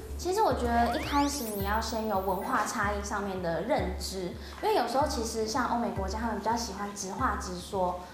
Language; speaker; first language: Chinese; native; Chinese